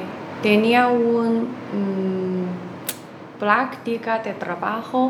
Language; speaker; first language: Spanish; non-native, learner; Chinese